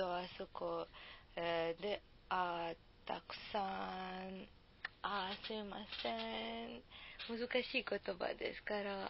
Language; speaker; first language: Japanese; non-native, learner; Serbian